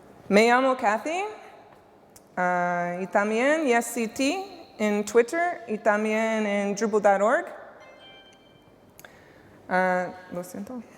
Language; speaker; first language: Spanish; non-native, learner; English